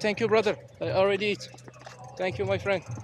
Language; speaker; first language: English; non-native, learner; French